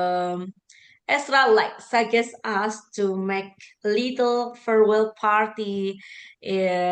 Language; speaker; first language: English; non-native, learner; Indonesian